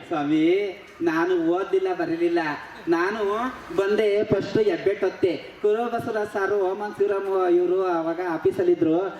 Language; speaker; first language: Kannada; native; Kannada